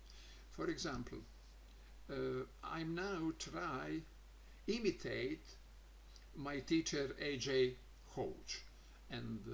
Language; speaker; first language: English; non-native, learner; Croatian